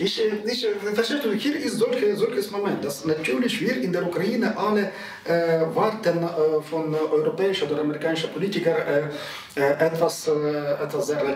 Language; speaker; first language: German; non-native, learner; Ukrainian